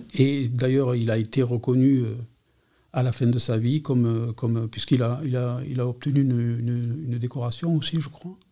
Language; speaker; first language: French; non-native, local second language; Catalan